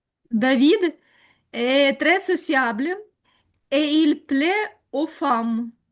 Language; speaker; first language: French; non-native, learner; Ukrainian